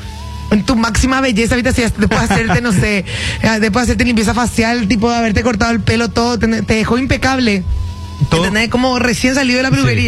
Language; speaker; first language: Spanish; native; Spanish